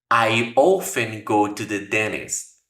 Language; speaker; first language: English; non-native, fluent; Spanish